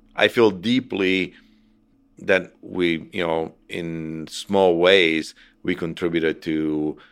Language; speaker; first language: English; non-native, fluent; Italian